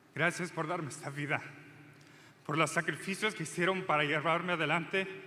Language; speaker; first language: Spanish; early bilingual, other home language; English